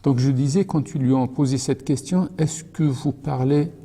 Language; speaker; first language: French; non-native, local second language; Arabic